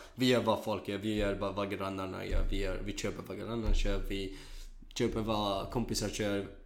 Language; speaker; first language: Swedish; non-native, learner; Kurdish